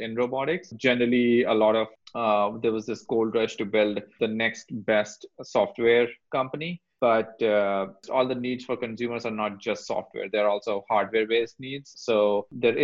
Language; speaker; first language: English; non-native, local second language; Hindi